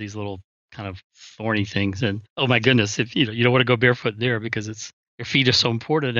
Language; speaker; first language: English; native; English